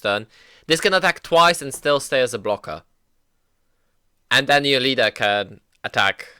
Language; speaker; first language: English; native; English